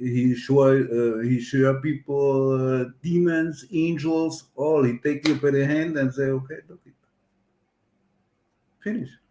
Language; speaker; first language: English; non-native, learner; German